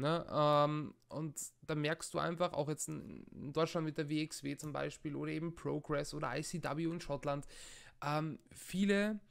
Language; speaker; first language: German; native; German